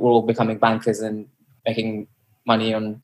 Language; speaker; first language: English; native; English